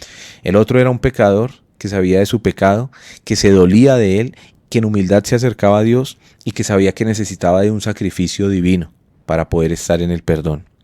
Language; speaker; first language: Spanish; native; Spanish